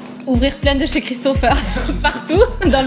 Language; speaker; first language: French; native; French